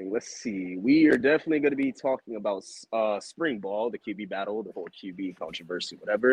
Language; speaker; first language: English; native; English